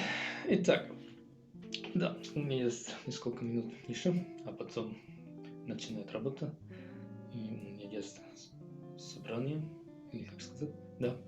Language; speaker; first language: Russian; non-native, learner; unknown